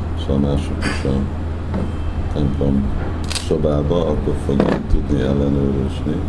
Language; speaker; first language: Hungarian; early bilingual, heritage; Hungarian